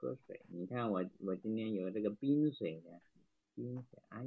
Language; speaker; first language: Chinese; native; Chinese